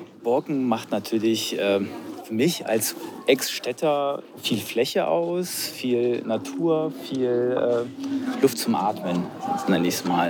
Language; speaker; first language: German; native; German